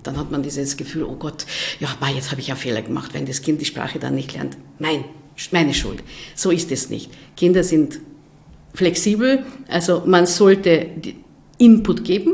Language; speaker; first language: German; non-native, fluent; Hungarian